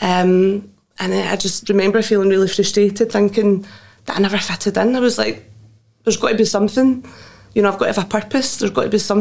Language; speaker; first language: English; native; English